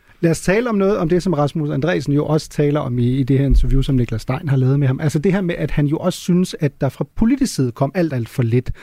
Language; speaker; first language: Danish; non-native, local second language; German